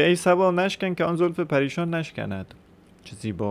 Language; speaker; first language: Persian; native; Persian